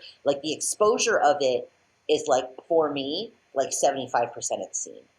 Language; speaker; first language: English; native; English